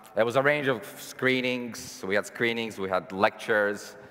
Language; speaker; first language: English; non-native, fluent; Serbian